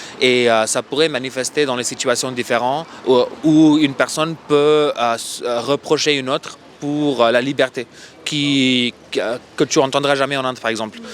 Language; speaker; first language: French; non-native, fluent; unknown